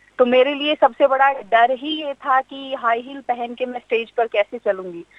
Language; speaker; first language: Hindi; native; Hindi